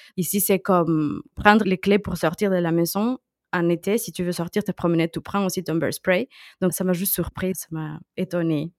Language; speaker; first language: French; non-native, fluent; Spanish